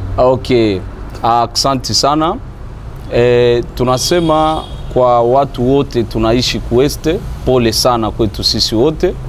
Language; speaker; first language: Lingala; non-native, local second language; Swahili